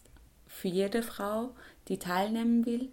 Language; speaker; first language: German; non-native, fluent; Persian